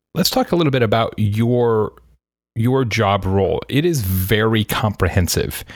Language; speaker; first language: English; native; English